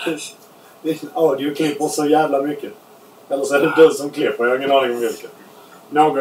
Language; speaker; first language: Swedish; native; Swedish